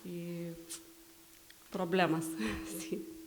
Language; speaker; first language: Spanish; non-native, learner; Lithuanian